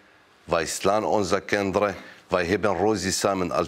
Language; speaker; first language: Dutch; non-native, learner; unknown